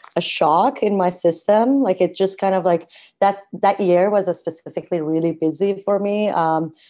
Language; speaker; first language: English; non-native, fluent; Persian